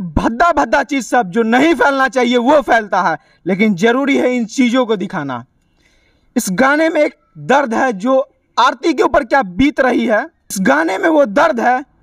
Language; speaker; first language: Hindi; native; Hindi